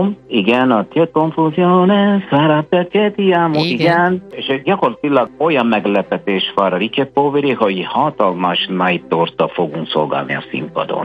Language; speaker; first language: Hungarian; non-native, fluent; Italian